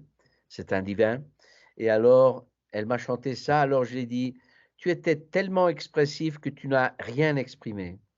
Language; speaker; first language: French; non-native, fluent; Italian